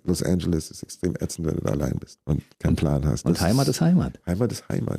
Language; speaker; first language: German; early bilingual, other home language; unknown